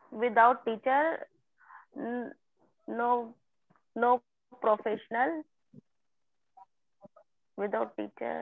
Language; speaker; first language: English; non-native, learner; Hindi